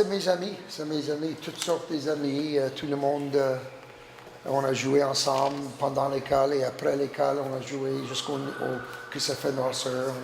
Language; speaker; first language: French; non-native, local second language; English